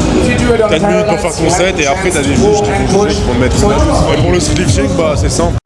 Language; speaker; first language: French; native; French